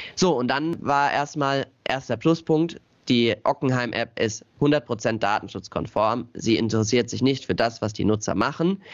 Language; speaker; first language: German; native; German